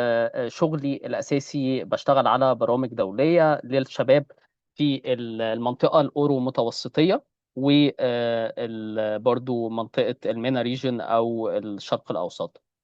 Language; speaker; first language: Arabic; native; Arabic